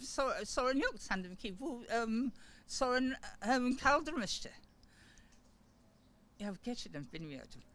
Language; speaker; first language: Turkish; non-native, learner; English